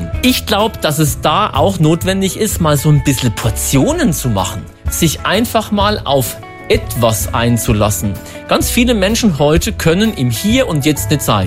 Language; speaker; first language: German; native; German